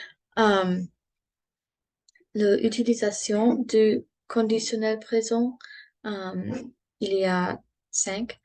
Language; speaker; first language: French; non-native, learner; English